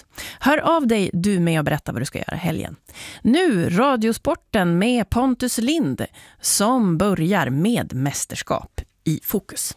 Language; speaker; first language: Swedish; native; Swedish